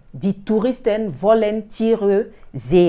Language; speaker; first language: German; non-native, fluent; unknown